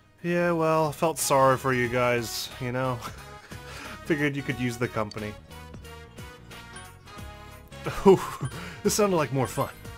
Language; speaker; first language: English; native; English